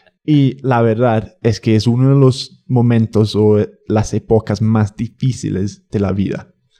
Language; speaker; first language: Spanish; non-native, fluent; English